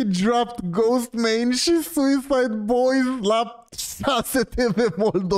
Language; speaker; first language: Romanian; native; Romanian